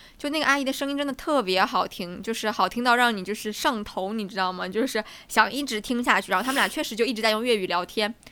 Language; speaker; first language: Chinese; native; Chinese